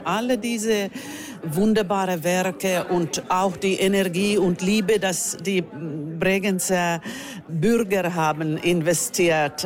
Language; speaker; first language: German; non-native, fluent; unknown